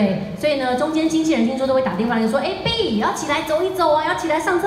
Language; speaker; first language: Chinese; native; Chinese